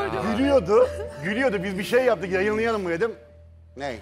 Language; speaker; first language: Turkish; native; Turkish